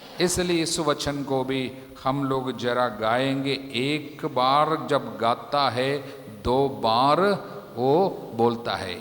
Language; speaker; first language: Hindi; non-native, local second language; Malayalam